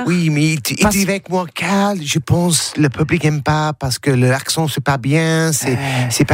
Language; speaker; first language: French; non-native, learner; English